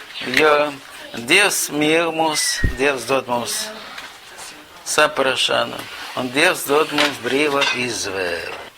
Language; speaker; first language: Latvian; non-native, local second language; Russian